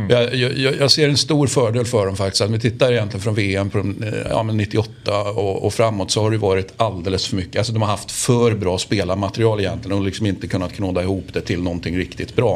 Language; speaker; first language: Swedish; native; Swedish